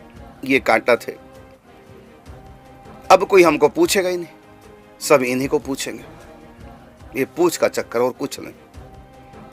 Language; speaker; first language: Hindi; native; Hindi